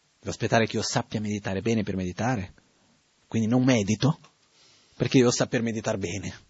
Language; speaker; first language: Italian; non-native, fluent; Portuguese